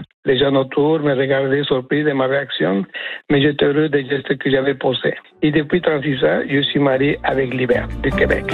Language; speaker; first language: French; non-native, fluent; Spanish